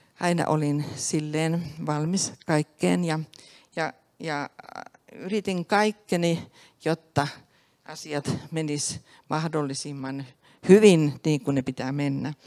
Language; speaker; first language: Finnish; native; Finnish